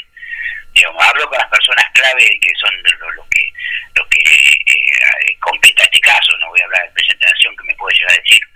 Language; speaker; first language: Spanish; native; Spanish